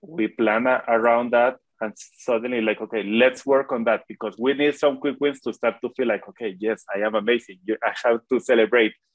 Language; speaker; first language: English; non-native, fluent; Spanish